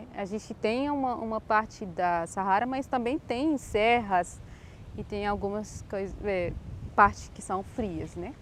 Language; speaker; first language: Portuguese; non-native, fluent; Arabic